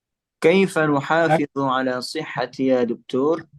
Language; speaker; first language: Arabic; non-native, learner; Indonesian